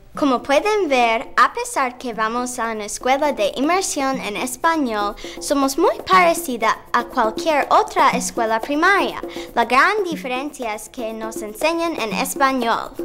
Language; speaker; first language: Spanish; non-native, learner; English